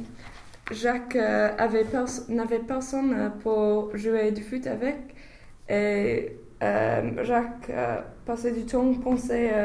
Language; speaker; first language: French; non-native, learner; English